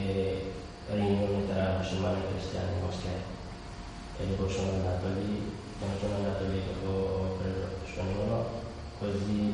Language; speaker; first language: Italian; non-native, learner; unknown